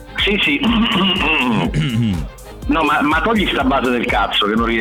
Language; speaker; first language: Italian; native; Italian